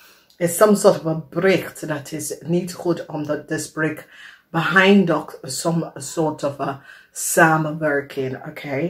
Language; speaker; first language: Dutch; non-native, learner; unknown